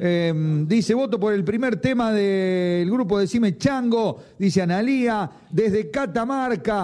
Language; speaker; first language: Spanish; native; Spanish